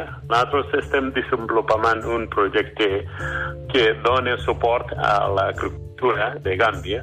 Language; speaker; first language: Catalan; non-native, fluent; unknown